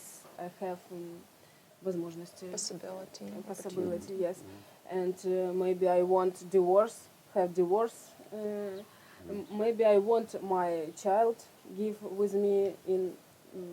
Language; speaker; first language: English; non-native, learner; Russian